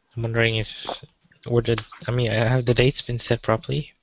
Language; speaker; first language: English; non-native, local second language; Chinese